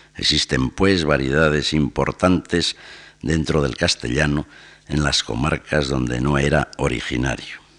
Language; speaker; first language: Spanish; native; Spanish